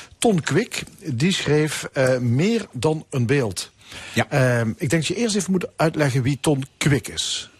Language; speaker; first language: Dutch; native; Dutch